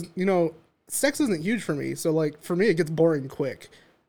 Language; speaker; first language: English; native; English